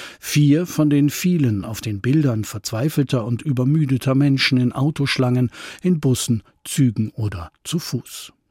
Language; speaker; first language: German; native; German